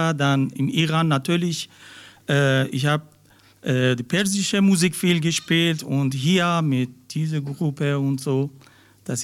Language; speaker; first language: German; non-native, learner; Persian